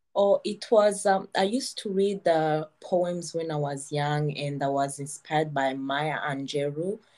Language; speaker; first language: English; non-native, local second language; Kinyarwanda